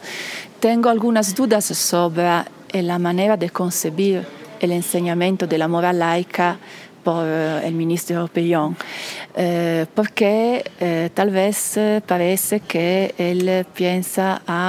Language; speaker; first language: Spanish; non-native, fluent; Italian